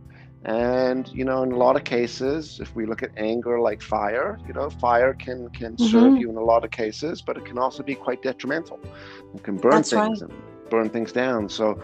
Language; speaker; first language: English; native; English